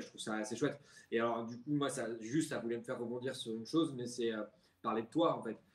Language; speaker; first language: French; native; French